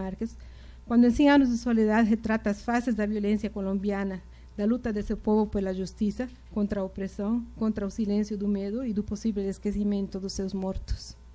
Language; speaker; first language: Portuguese; non-native, fluent; Spanish